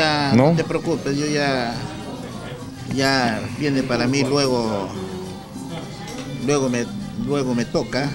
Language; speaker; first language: Spanish; native; Spanish